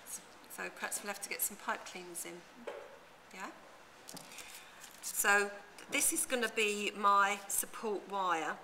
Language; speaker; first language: English; native; English